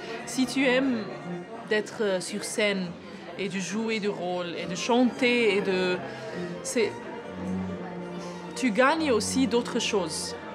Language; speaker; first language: French; non-native, fluent; Arabic